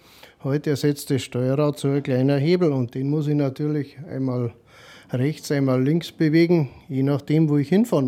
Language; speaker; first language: German; native; German